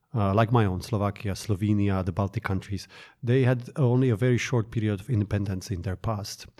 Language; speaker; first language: English; non-native, fluent; Slovak